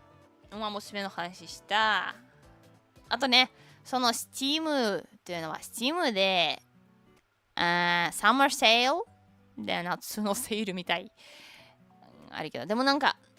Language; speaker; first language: Japanese; non-native, learner; Russian